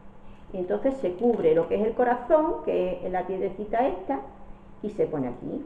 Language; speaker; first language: Spanish; native; Spanish